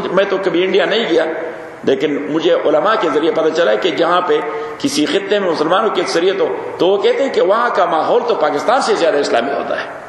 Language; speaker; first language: Urdu; non-native, local second language; Pashto